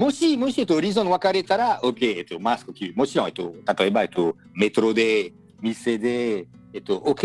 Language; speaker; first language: Japanese; non-native, learner; French